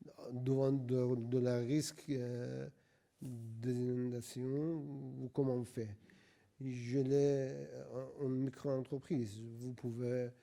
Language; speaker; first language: French; non-native, learner; Persian